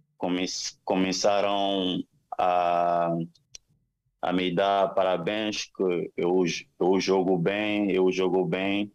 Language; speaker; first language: Portuguese; non-native, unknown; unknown